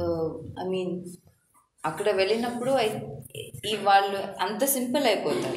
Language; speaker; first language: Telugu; non-native, learner; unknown